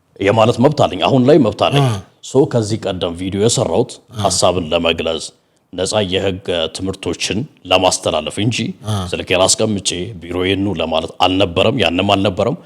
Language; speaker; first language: Amharic; non-native, local second language; Wolaytta